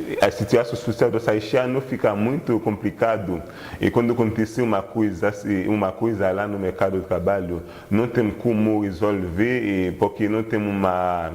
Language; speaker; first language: Portuguese; non-native, learner; Haitian Creole